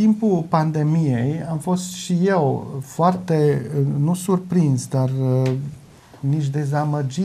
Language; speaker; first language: Romanian; non-native, local second language; German